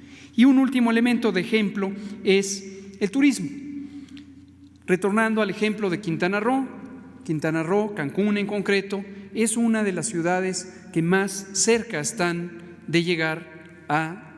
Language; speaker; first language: Spanish; native; Spanish